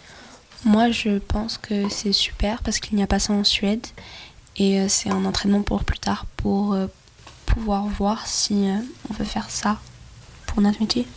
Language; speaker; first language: French; non-native, learner; Swedish